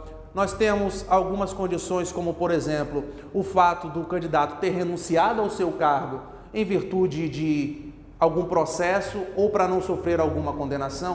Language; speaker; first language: Portuguese; native; Portuguese